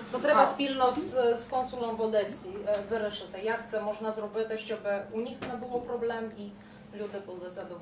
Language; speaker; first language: Ukrainian; non-native, fluent; Polish